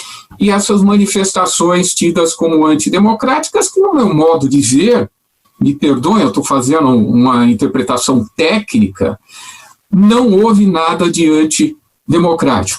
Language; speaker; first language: Portuguese; native; Portuguese